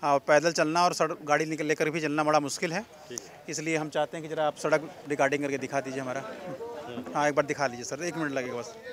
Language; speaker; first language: Hindi; native; Hindi